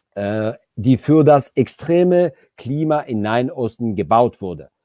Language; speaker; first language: German; non-native, fluent; Georgian